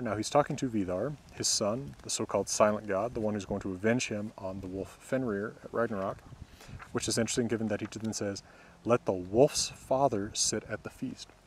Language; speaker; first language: English; native; English